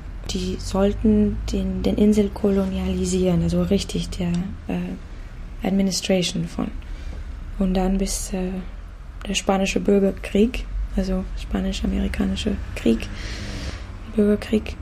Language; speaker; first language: German; non-native, fluent; Spanish